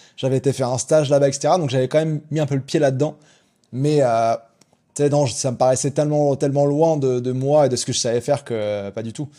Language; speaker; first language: French; native; French